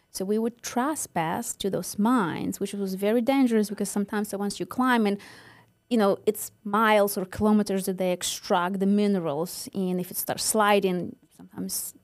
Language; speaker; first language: English; non-native, fluent; Ukrainian